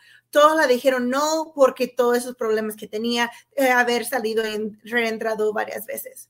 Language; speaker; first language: Spanish; non-native, fluent; English